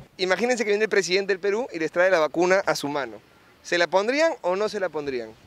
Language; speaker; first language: Spanish; native; Spanish